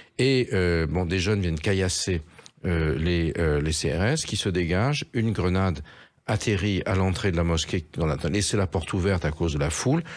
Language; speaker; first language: French; native; French